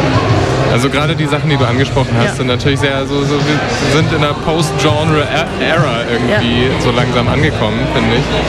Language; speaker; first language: German; native; German